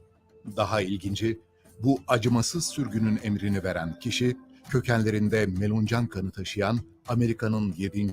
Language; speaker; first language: Turkish; native; Turkish